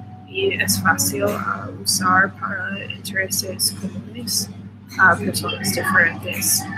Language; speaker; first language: Spanish; non-native, learner; English